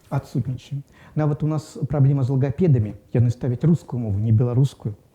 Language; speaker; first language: Belarusian; non-native, local second language; Russian